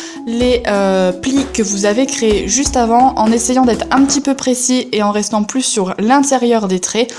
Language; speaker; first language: French; native; French